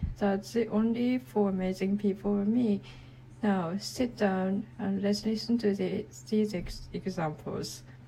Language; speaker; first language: English; non-native, learner; Japanese